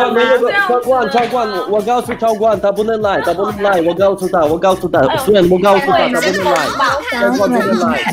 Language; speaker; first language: Chinese; non-native, learner; Russian